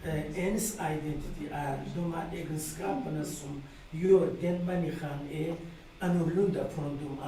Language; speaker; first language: Swedish; non-native, learner; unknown